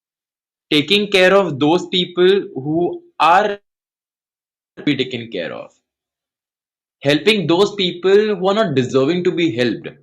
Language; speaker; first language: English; non-native, local second language; Hindi